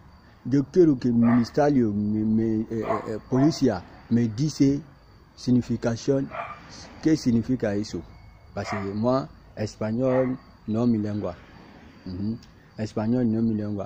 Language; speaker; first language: Spanish; non-native, learner; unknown